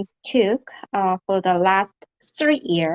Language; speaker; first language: English; non-native, learner; Korean